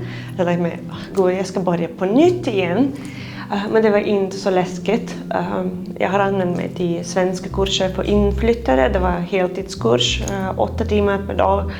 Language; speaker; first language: Swedish; non-native, fluent; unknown